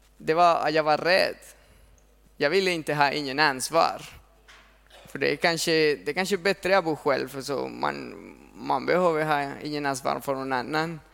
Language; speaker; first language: Swedish; non-native, fluent; Spanish